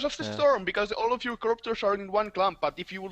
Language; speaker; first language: English; non-native, fluent; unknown